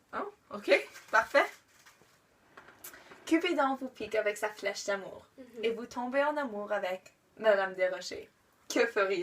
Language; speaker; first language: French; non-native, learner; English